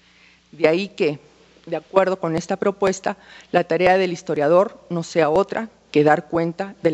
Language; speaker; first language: Spanish; native; Spanish